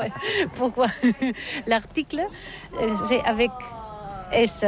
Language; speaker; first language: French; non-native, learner; Catalan